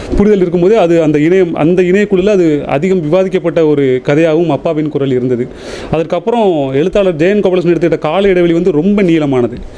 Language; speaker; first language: Tamil; native; Tamil